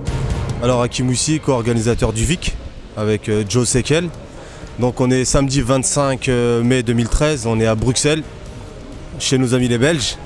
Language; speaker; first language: French; native; French